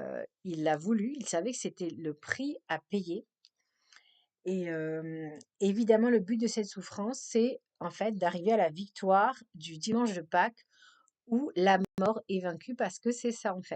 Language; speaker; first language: French; native; French